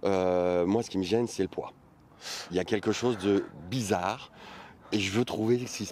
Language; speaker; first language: French; native; French